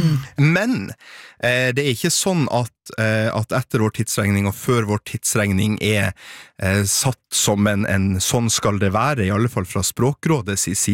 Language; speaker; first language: Norwegian; native; Norwegian